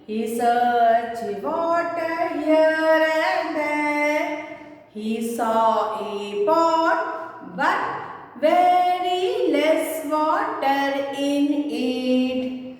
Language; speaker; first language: English; non-native, local second language; Hindi